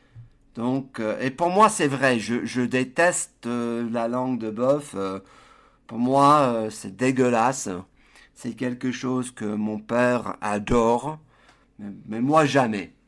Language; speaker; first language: French; non-native, fluent; English